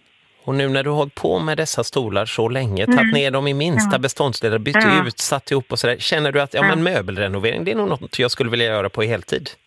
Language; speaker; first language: Swedish; native; Swedish